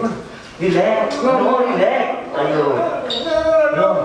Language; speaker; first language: English; non-native, learner; Malay